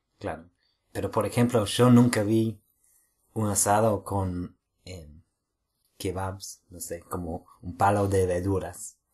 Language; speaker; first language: Spanish; non-native, fluent; English